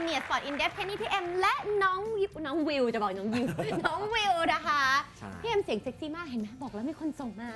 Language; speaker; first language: Thai; native; Thai